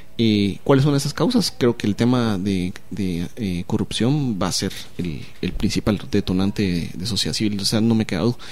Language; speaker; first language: Spanish; native; Spanish